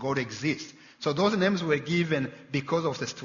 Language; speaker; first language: English; non-native, local second language; Kinyarwanda